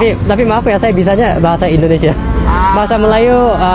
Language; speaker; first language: Indonesian; non-native, fluent; Korean